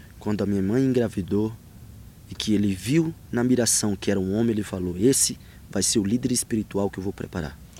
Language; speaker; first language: Portuguese; non-native, local second language; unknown